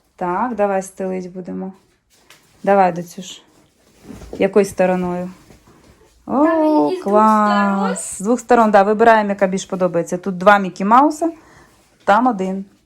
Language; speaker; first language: Ukrainian; native; Ukrainian